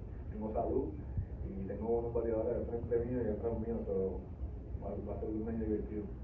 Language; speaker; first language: Spanish; native; Spanish